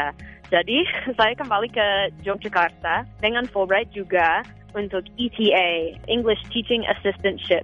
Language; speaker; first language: Indonesian; non-native, fluent; English